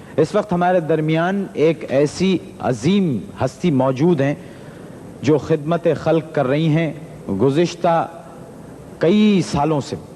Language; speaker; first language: Urdu; native; Urdu